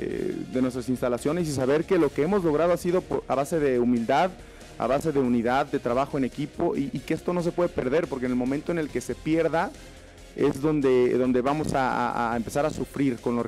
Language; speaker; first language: Spanish; native; Spanish